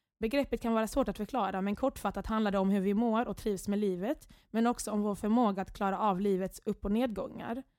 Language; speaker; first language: Swedish; early bilingual, other home language; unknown